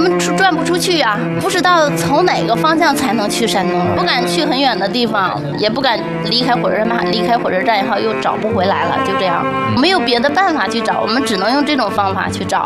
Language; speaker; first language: Chinese; native; Chinese